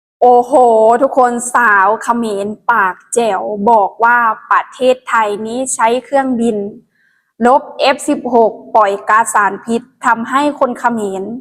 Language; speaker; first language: Thai; non-native, local second language; Northeastern Thai